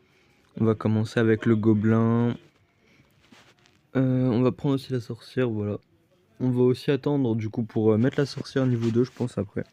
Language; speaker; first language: French; native; French